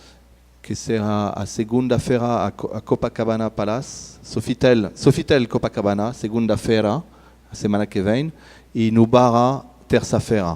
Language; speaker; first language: Portuguese; non-native, learner; French